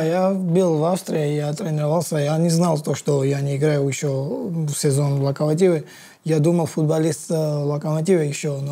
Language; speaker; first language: Russian; non-native, learner; Georgian